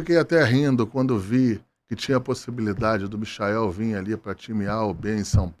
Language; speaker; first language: Portuguese; native; Portuguese